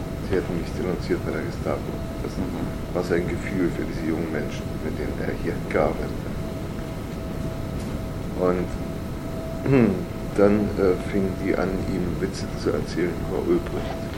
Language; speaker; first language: German; native; German